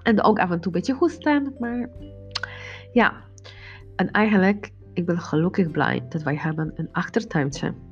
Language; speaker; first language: Dutch; non-native, learner; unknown